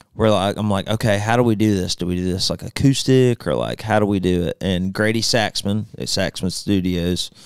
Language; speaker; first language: English; native; English